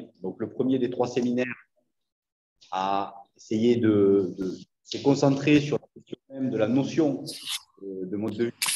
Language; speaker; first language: French; native; French